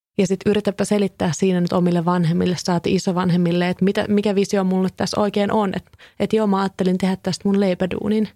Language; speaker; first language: Finnish; native; Finnish